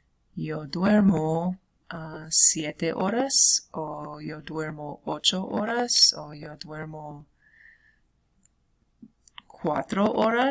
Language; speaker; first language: Spanish; non-native, fluent; English